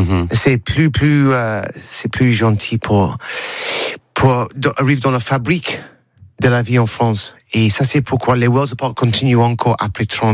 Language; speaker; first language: French; non-native, learner; English